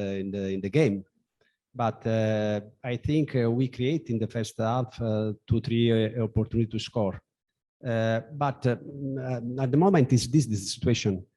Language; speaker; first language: English; non-native, learner; Italian